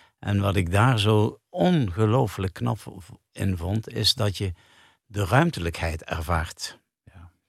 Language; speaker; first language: Dutch; native; Dutch